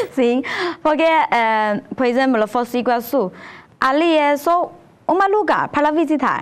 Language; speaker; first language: Portuguese; non-native, learner; Chinese